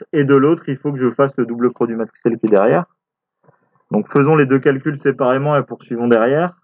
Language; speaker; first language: French; native; French